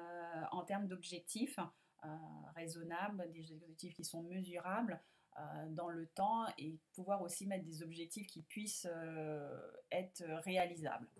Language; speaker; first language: French; native; French